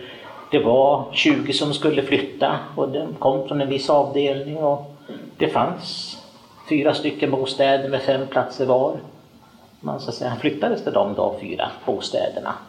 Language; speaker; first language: Swedish; native; Swedish